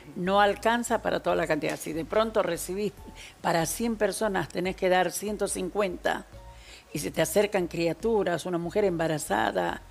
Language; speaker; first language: Spanish; native; Spanish